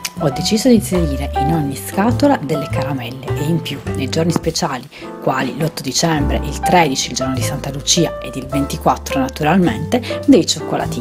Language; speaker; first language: Italian; native; Italian